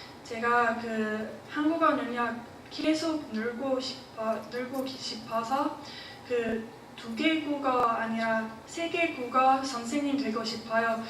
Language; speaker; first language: Korean; non-native, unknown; English